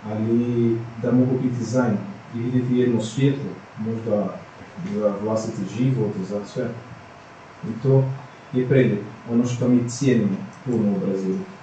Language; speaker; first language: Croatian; non-native, fluent; Portuguese